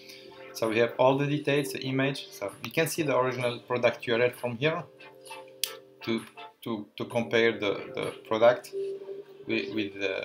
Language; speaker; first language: English; non-native, fluent; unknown